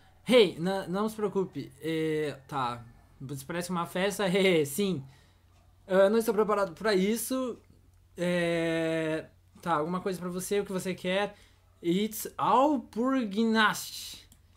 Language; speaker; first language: Portuguese; native; Portuguese